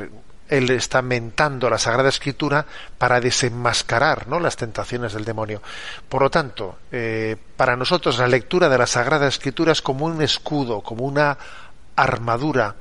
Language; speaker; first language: Spanish; native; Spanish